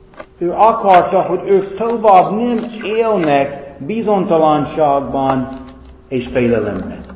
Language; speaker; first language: Hungarian; non-native, fluent; English